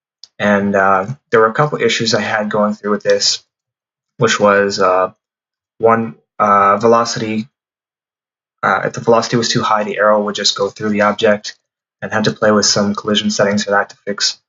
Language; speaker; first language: English; native; English